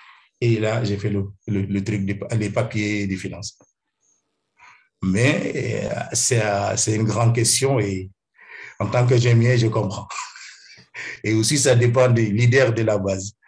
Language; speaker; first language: French; non-native, fluent; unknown